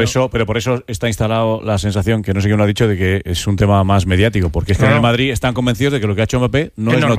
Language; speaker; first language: Spanish; native; Spanish